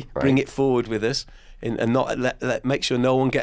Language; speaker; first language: English; native; English